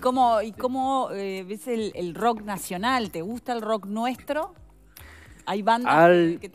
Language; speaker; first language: Spanish; native; Spanish